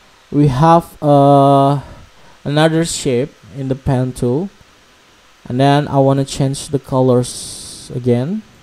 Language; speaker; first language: English; non-native, learner; Indonesian